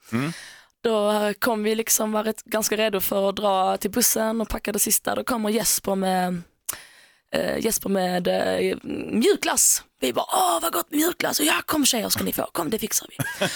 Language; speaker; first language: Swedish; native; Swedish